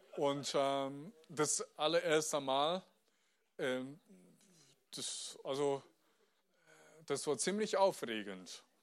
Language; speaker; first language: German; non-native, fluent; Chinese